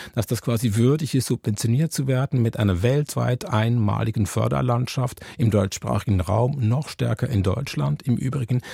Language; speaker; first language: German; native; German